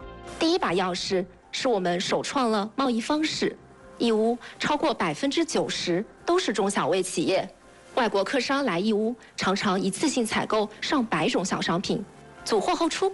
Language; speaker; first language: Chinese; native; Chinese